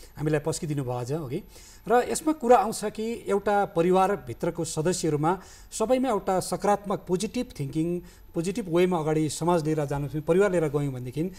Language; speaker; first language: Nepali; native; Nepali